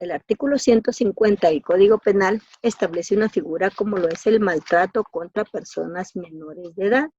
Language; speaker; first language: Spanish; native; Spanish